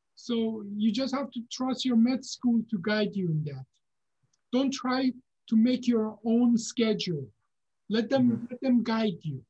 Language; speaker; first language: English; non-native, fluent; Persian